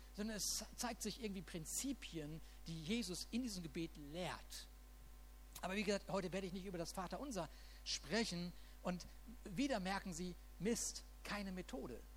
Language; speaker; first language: German; native; German